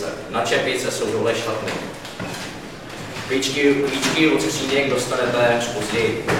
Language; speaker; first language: Czech; native; Czech